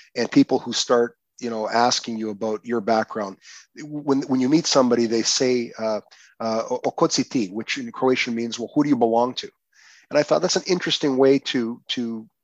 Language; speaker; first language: English; non-native, fluent; Croatian